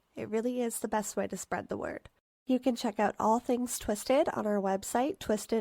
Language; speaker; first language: English; native; English